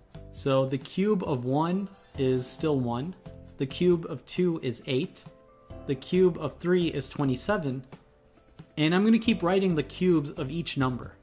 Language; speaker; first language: English; native; English